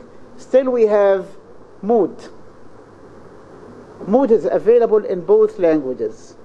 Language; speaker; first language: English; non-native, fluent; Arabic